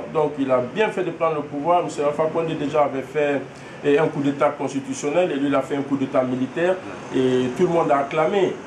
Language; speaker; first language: French; non-native, local second language; Fula